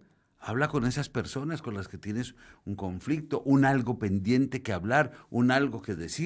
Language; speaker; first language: Spanish; native; Spanish